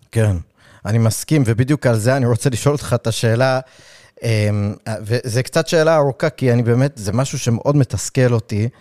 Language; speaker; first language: Hebrew; early bilingual, other home language; English